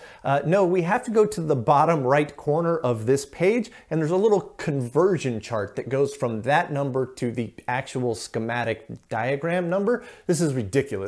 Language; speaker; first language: English; native; English